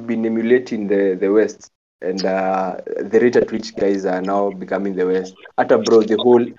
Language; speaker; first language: English; non-native, local second language; Kikuyu